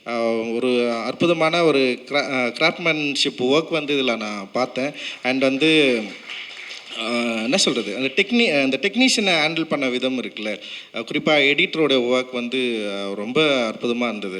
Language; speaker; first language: Tamil; native; Tamil